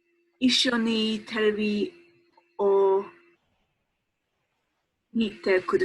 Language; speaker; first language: Japanese; non-native, learner; English